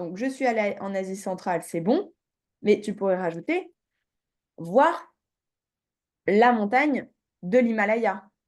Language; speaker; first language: French; native; French